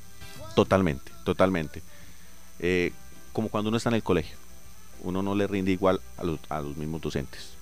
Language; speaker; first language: Spanish; native; Spanish